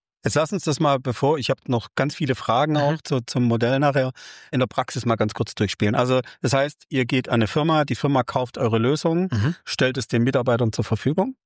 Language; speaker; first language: German; native; German